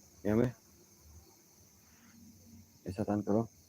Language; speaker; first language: Hindi; non-native, local second language; Khasi